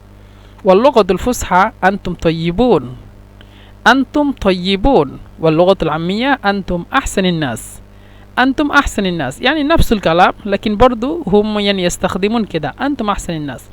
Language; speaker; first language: Arabic; non-native, fluent; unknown